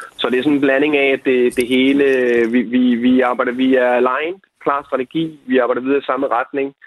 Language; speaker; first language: Danish; native; Danish